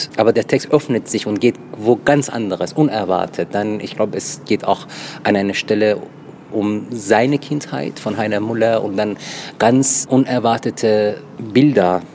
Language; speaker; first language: German; non-native, fluent; Persian